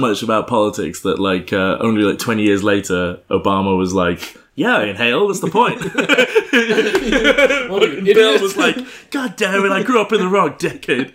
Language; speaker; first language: English; native; English